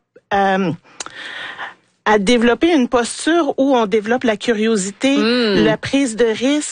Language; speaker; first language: French; native; French